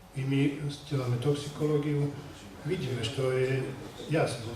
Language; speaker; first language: Russian; non-native, learner; Slovak